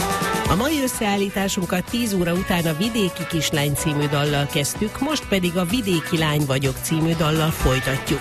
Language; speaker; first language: Hungarian; native; Hungarian